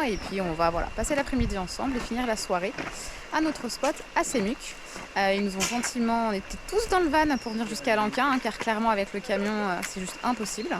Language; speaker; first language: French; native; French